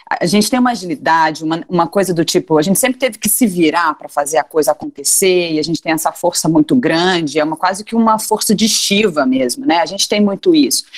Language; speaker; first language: Portuguese; native; Portuguese